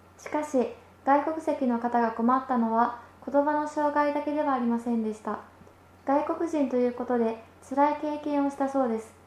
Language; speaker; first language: Japanese; native; Japanese